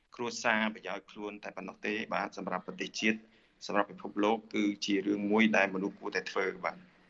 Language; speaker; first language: Khmer; native; Khmer